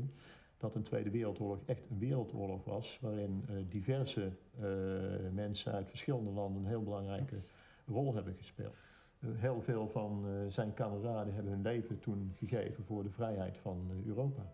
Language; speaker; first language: Dutch; native; Dutch